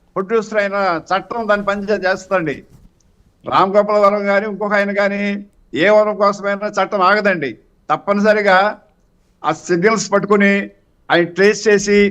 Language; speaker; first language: Telugu; native; Telugu